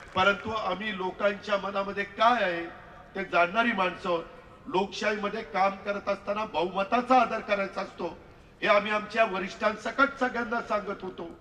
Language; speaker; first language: Marathi; native; Marathi